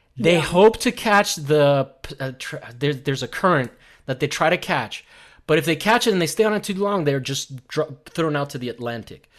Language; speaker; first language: English; early bilingual, other home language; Spanish